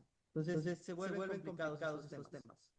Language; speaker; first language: Spanish; native; Spanish